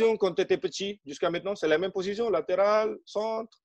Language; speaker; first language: French; non-native, fluent; Indonesian